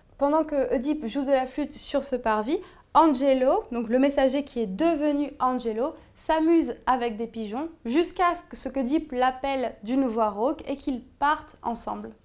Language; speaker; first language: French; native; French